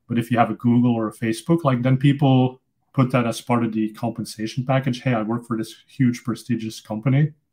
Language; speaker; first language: English; non-native, fluent; Dutch